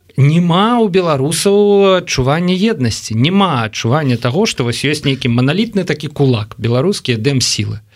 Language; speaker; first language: Belarusian; non-native, local second language; Russian